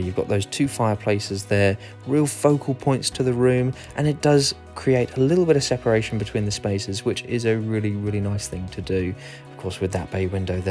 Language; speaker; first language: English; native; English